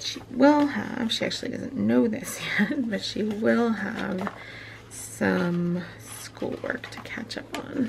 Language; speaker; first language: English; native; English